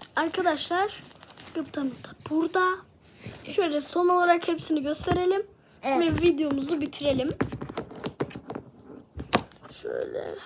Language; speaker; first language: Turkish; native; Turkish